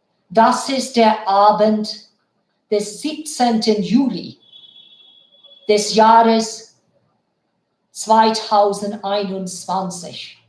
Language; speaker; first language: German; non-native, fluent; Bangla